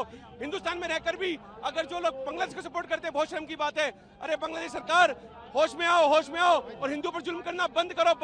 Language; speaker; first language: Hindi; native; Hindi